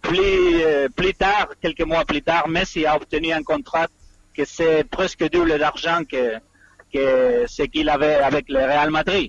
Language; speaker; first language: French; non-native, fluent; Spanish